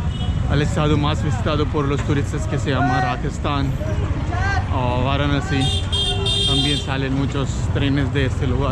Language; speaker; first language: Spanish; non-native, learner; Hindi